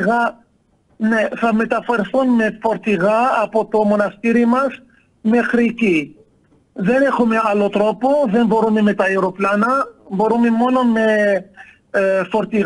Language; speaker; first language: Greek; non-native, fluent; Arabic